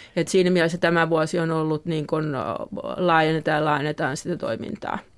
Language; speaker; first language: Finnish; native; Finnish